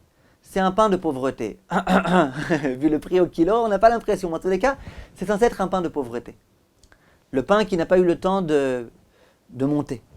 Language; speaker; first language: French; native; French